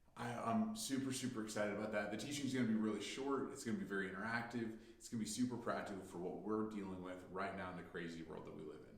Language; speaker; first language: English; native; English